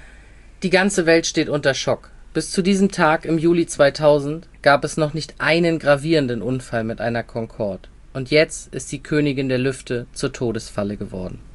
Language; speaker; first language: German; native; German